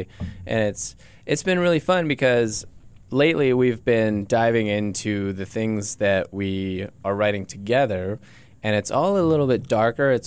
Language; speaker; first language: English; native; English